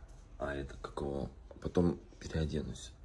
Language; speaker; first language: Russian; native; Russian